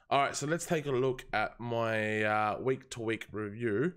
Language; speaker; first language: English; native; English